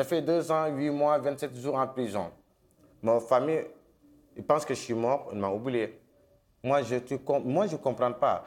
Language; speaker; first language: French; non-native, local second language; Wolof